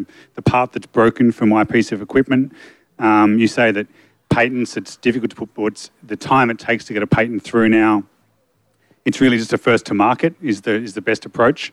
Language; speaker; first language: English; native; English